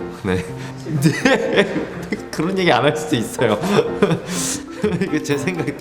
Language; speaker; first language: Korean; native; Korean